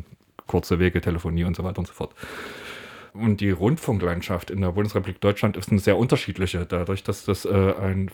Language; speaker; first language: German; native; German